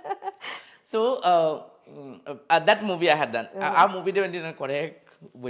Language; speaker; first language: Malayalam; non-native, fluent; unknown